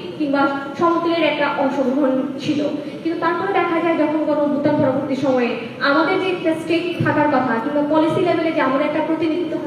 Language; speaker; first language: Bangla; non-native, local second language; Chakma